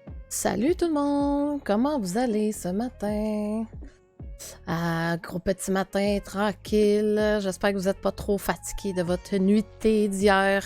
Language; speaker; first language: French; native; French